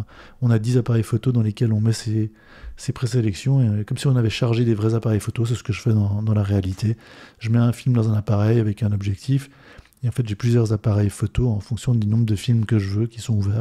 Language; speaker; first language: French; native; French